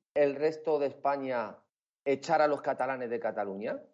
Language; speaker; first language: Spanish; native; Spanish